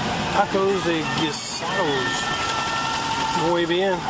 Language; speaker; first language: Spanish; non-native, learner; English